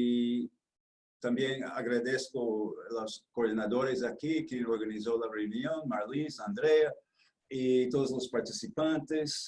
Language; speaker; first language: Spanish; non-native, fluent; Portuguese